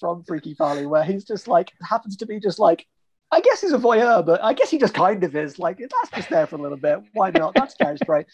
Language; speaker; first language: English; native; English